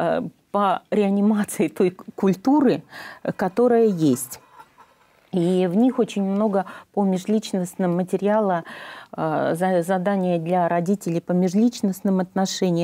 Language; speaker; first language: Russian; native; Russian